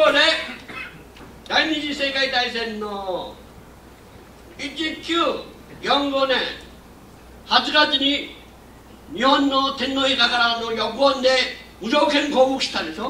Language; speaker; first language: Japanese; non-native, local second language; Min Nan Chinese